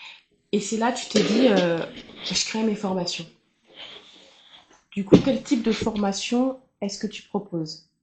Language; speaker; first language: French; native; French